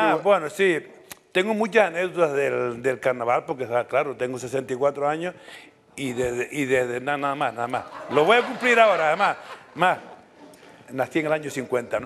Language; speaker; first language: Spanish; native; Spanish